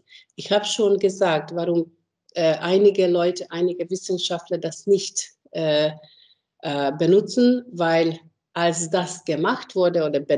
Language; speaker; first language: German; non-native, fluent; Hungarian